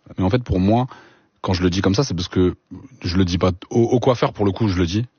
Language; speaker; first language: French; native; French